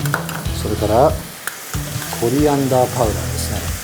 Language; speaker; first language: Japanese; native; Japanese